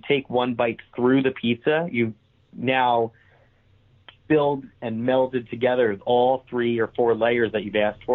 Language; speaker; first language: English; native; English